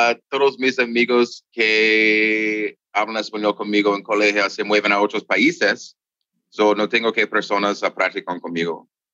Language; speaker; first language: Spanish; non-native, learner; English